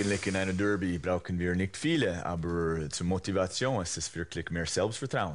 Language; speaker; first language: German; non-native, fluent; English